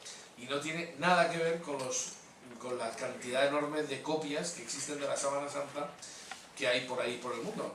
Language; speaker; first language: Spanish; native; Spanish